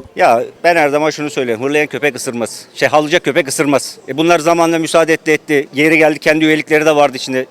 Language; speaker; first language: Turkish; native; Turkish